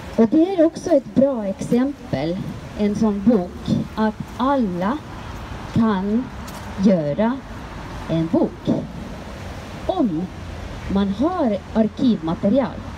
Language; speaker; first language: Swedish; non-native, fluent; Estonian